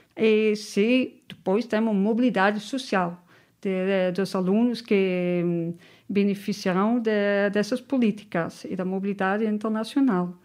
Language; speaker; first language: Portuguese; non-native, learner; Dutch